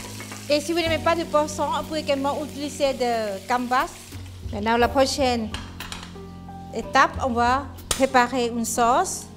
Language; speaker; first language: French; non-native, fluent; Thai